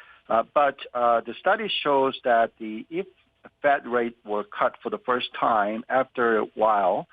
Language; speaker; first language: English; non-native, fluent; Korean